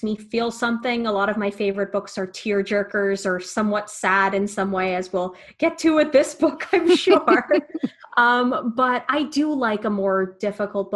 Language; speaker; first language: English; native; English